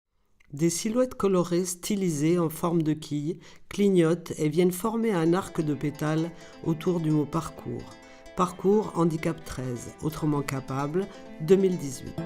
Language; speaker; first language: French; native; French